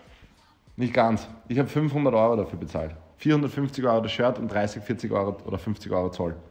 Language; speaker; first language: German; native; German